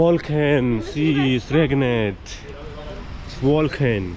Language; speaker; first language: German; non-native, learner; Hindi